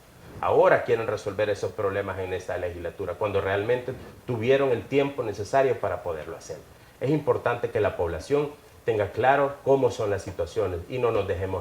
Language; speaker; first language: Spanish; native; Spanish